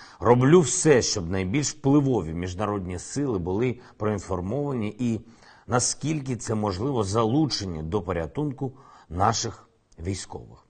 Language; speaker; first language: Ukrainian; non-native, local second language; Russian